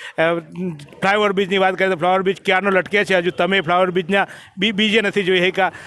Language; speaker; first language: Gujarati; native; Gujarati